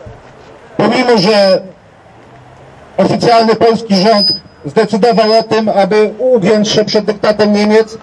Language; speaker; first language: Polish; native; Polish